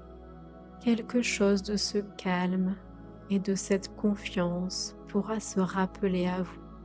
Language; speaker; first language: French; native; French